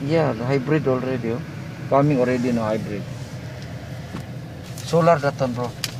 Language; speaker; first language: English; non-native, local second language; Filipino